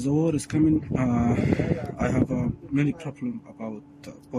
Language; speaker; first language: English; non-native, learner; Arabic